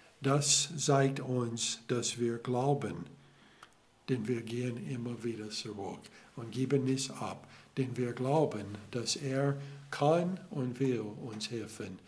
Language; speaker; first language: German; non-native, learner; English